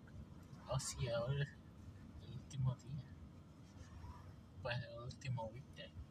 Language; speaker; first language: Spanish; early bilingual, heritage; English